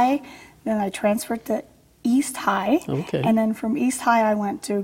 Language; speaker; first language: English; early bilingual, other home language; Polish